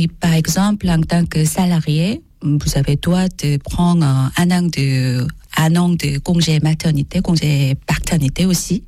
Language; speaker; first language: French; non-native, learner; Korean